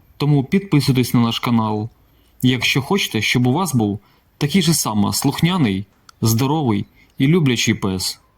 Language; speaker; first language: Ukrainian; non-native, local second language; Russian